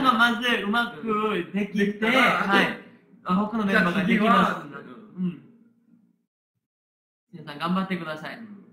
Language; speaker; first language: Japanese; non-native, learner; Korean